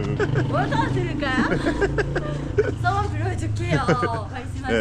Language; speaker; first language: Korean; non-native, learner; Persian